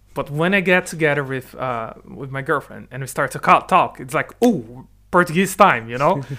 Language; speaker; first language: English; non-native, fluent; Portuguese